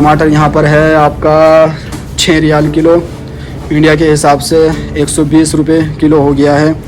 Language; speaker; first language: Urdu; native; Urdu